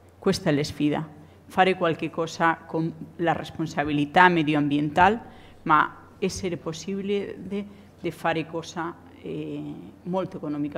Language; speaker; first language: Italian; non-native, learner; Spanish